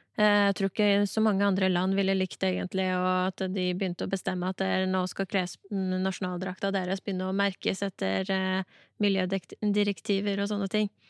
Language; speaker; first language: Norwegian; early bilingual, other home language; Persian